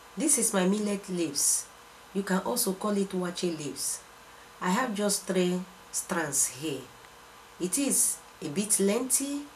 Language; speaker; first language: English; non-native, local second language; Igbo